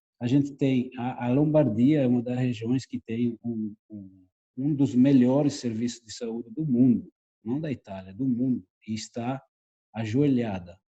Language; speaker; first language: Portuguese; non-native, fluent; Italian